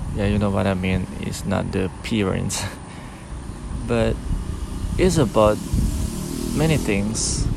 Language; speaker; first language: English; non-native, fluent; Indonesian